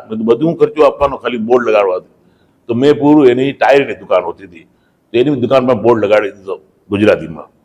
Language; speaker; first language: Gujarati; early bilingual, heritage; Gujarati